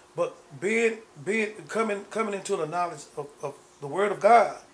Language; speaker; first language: English; native; English